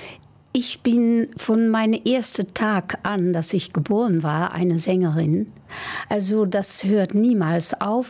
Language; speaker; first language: German; non-native, fluent; Dutch